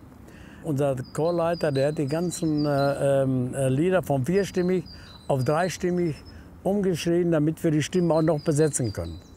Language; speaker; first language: German; native; German